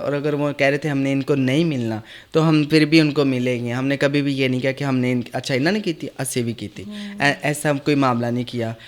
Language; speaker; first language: Urdu; non-native, local second language; Punjabi